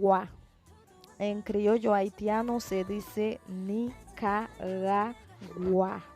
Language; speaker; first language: Spanish; non-native, fluent; Haitian Creole